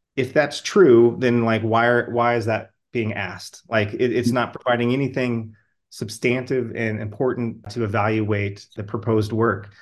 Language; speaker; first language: English; native; English